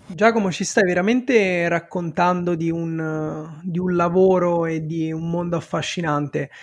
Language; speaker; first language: Italian; native; Italian